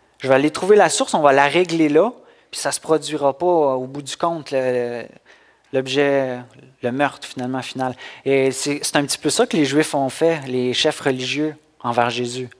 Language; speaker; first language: French; native; French